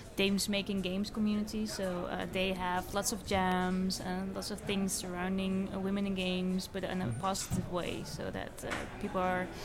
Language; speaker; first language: English; non-native, fluent; Dutch